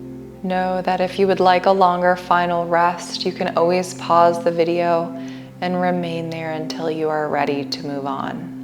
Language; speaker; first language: English; native; English